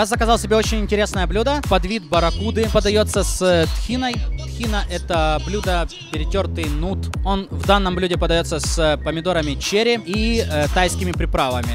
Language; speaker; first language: Russian; native; Russian